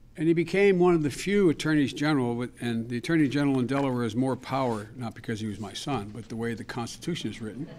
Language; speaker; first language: English; native; English